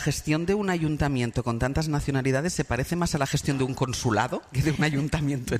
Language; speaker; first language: Spanish; native; Spanish